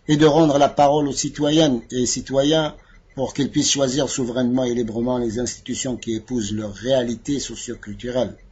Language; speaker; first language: French; non-native, local second language; Arabic